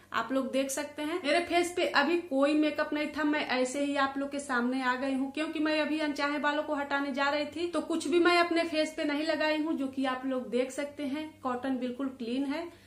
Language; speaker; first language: Hindi; native; Hindi